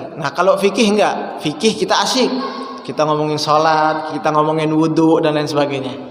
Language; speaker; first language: Indonesian; native; Indonesian